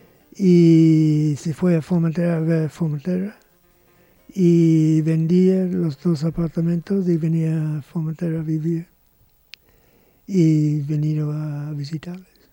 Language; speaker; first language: Spanish; non-native, learner; English